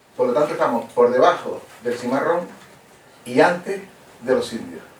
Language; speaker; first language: Spanish; native; Spanish